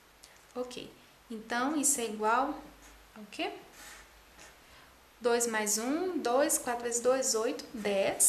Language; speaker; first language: Portuguese; native; Portuguese